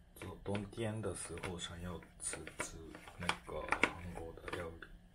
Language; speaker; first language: Chinese; non-native, fluent; Japanese